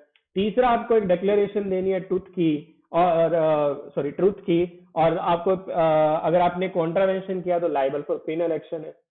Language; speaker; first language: Hindi; native; Hindi